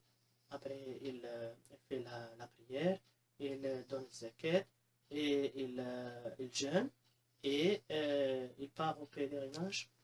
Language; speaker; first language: French; non-native, local second language; Arabic